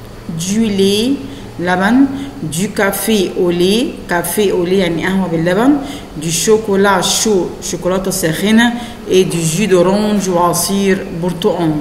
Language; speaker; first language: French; non-native, fluent; Arabic